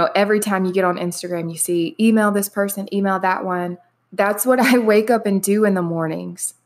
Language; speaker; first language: English; native; English